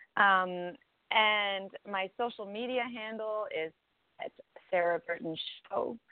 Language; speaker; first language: English; native; English